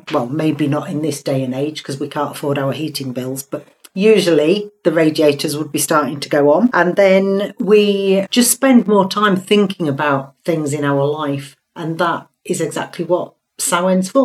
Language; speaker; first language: English; native; English